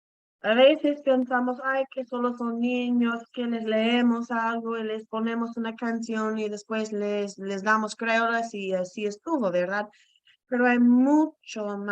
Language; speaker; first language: Spanish; non-native, fluent; English